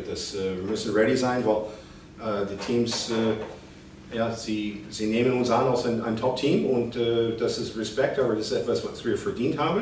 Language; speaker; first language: German; non-native, fluent; English